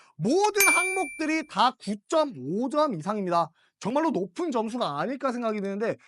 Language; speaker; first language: Korean; native; Korean